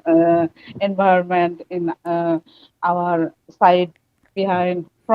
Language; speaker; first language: English; non-native, learner; Bangla